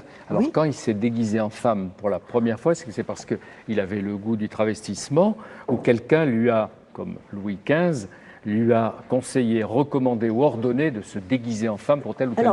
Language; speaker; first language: French; native; French